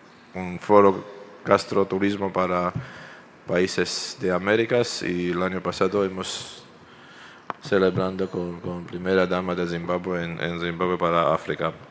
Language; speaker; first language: Spanish; non-native, fluent; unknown